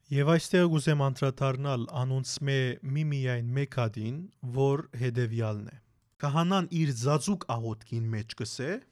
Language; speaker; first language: Armenian; early bilingual, heritage; Armenian